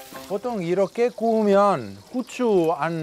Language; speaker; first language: Korean; non-native, fluent; Italian